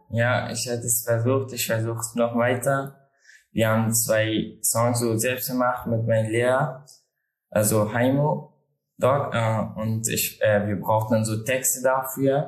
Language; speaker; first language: German; non-native, learner; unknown